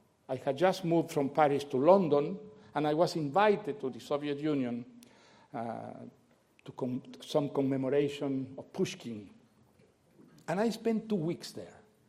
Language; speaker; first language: English; non-native, fluent; Spanish